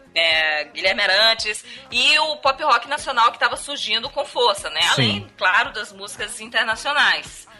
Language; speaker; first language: Portuguese; native; Portuguese